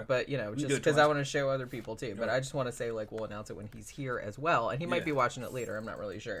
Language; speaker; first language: English; native; English